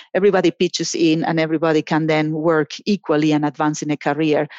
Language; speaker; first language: English; non-native, fluent; Spanish